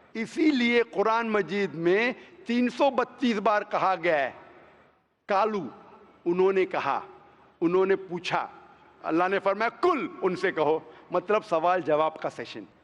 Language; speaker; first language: Hindi; non-native, local second language; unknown